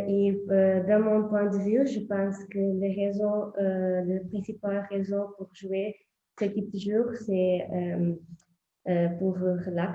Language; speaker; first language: French; non-native, learner; Portuguese